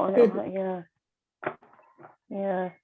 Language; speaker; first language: English; non-native, learner; Arabic